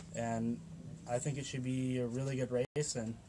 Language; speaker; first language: English; native; English